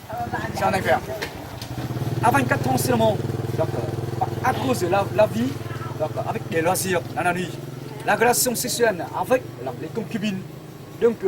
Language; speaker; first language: French; non-native, fluent; Vietnamese